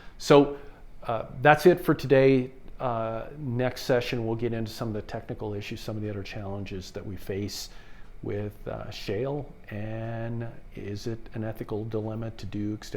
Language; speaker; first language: English; native; English